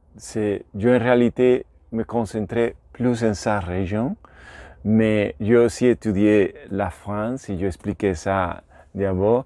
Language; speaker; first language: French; non-native, learner; Spanish